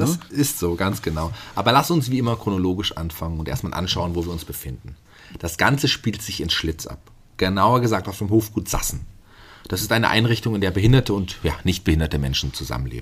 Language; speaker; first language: German; native; German